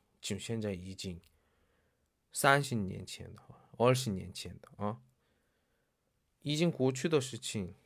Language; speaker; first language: Chinese; non-native, learner; Korean